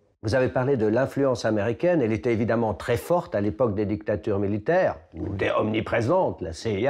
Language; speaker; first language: French; native; French